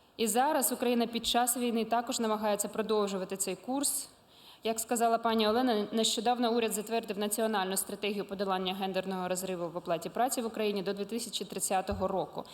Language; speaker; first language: Ukrainian; non-native, local second language; Russian